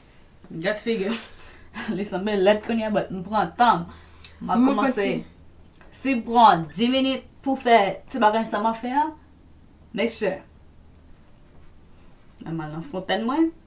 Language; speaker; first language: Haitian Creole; early bilingual, heritage; Haitian Creole